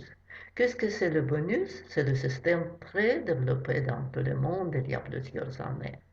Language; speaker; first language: French; non-native, fluent; Russian